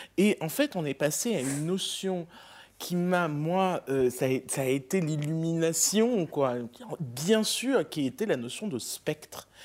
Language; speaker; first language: French; native; French